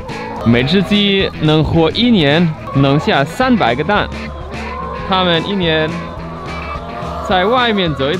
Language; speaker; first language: Chinese; non-native, fluent; German